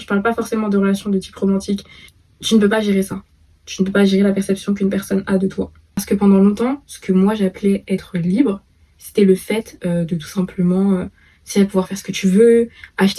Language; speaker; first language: French; native; French